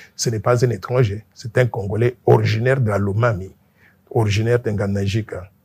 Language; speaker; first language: French; non-native, local second language; Luba-Lulua